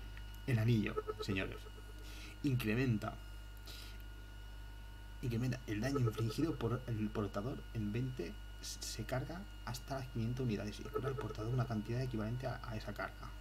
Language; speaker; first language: Spanish; native; Spanish